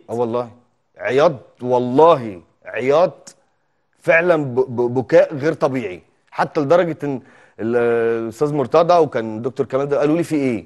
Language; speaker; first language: Arabic; native; Arabic